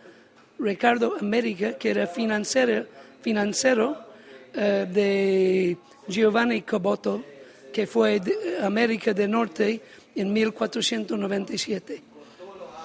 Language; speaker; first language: Spanish; non-native, learner; English